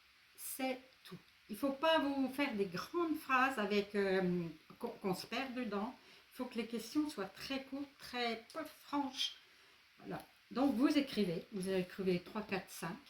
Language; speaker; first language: French; native; French